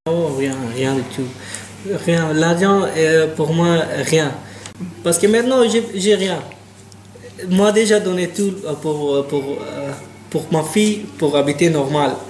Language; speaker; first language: French; non-native, learner; Pashto